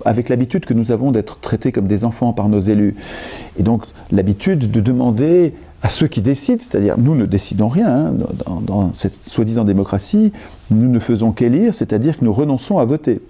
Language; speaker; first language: French; native; French